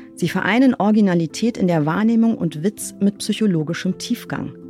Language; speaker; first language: German; native; German